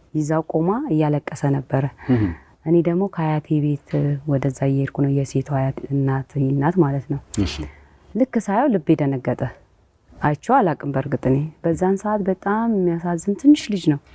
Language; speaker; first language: Amharic; non-native, local second language; Oromo